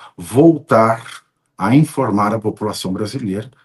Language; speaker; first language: Portuguese; native; Portuguese